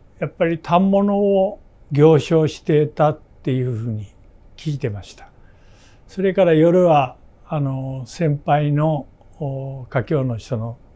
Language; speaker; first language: Japanese; early bilingual, other home language; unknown